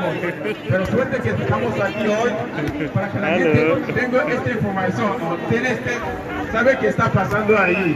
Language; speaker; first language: Spanish; non-native, learner; Igbo